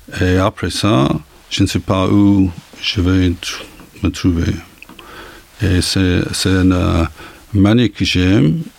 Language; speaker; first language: French; non-native, learner; English